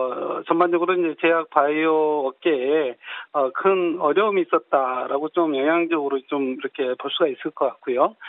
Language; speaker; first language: Korean; native; Korean